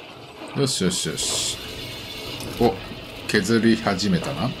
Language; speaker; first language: Japanese; native; Japanese